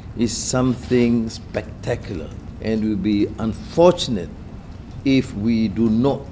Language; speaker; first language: English; non-native, local second language; Malay